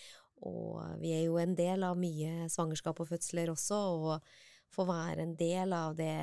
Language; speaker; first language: Norwegian; native; Norwegian